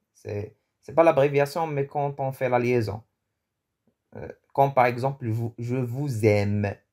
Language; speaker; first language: French; early bilingual, other home language; Arabic